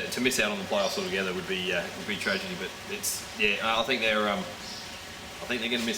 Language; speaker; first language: English; native; English